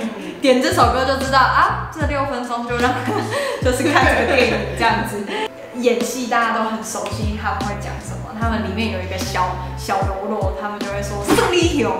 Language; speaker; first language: Chinese; native; Chinese